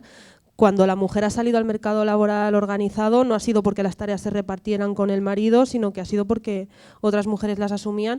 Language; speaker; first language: Spanish; native; Spanish